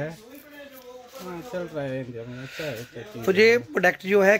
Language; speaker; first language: Hindi; non-native, local second language; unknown